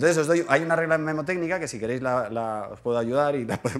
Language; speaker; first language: Spanish; native; Spanish